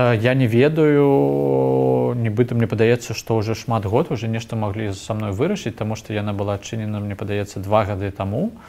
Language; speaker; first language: Belarusian; non-native, local second language; Russian